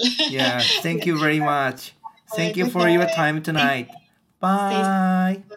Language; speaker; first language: English; non-native, learner; Japanese